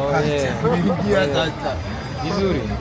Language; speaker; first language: English; non-native, learner; French